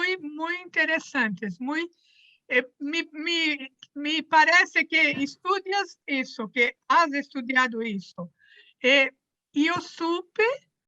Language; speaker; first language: Spanish; non-native, learner; Portuguese